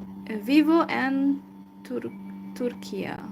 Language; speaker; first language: Spanish; non-native, learner; Hungarian